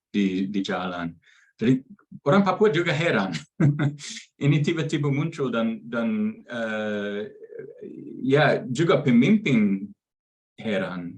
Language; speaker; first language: Indonesian; non-native, fluent; English